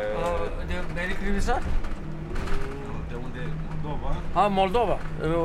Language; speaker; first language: English; non-native, learner; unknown